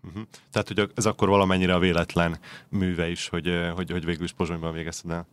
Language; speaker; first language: Hungarian; native; Hungarian